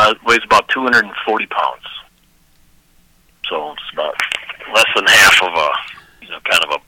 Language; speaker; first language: English; native; English